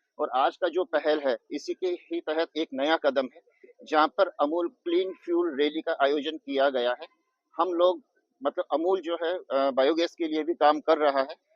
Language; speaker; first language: Hindi; non-native, local second language; Gujarati